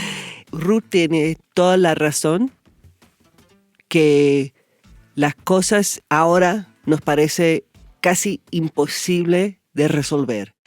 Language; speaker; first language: Spanish; non-native, fluent; English